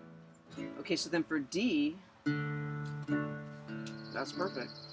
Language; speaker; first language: English; native; English